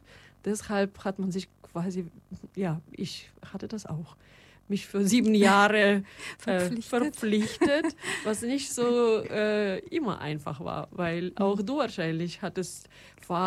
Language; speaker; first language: German; non-native, fluent; Russian